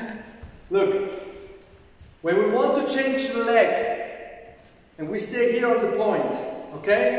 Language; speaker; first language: English; non-native, learner; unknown